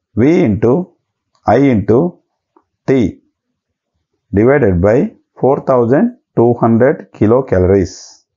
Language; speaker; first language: English; non-native, local second language; Telugu